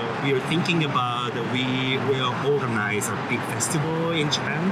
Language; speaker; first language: English; non-native, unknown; Japanese